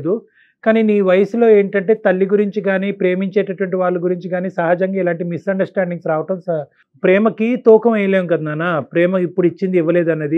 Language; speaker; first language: Telugu; native; Telugu